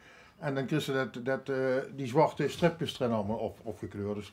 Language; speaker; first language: Dutch; native; Dutch